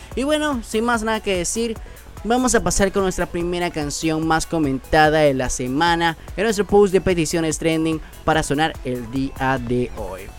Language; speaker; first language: Spanish; native; Spanish